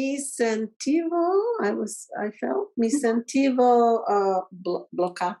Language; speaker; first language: Italian; non-native, learner; English